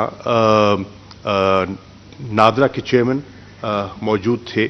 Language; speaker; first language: Urdu; non-native, local second language; Saraiki